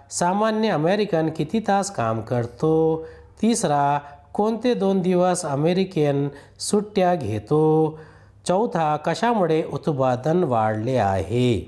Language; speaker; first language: Marathi; non-native, local second language; Urdu